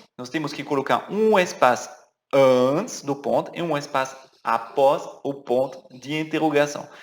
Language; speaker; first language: Portuguese; non-native, fluent; French